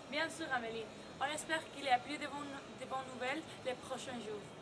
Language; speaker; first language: French; non-native, learner; Spanish